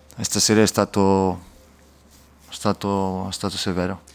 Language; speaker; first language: Italian; non-native, fluent; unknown